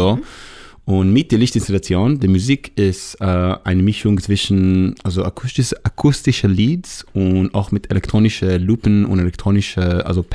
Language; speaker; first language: German; non-native, learner; Hebrew